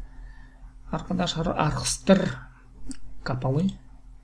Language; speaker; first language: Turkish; non-native, learner; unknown